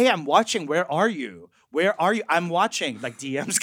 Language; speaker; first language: English; early bilingual, other home language; Korean